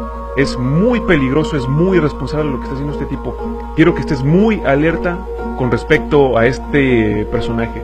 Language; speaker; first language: Spanish; native; Spanish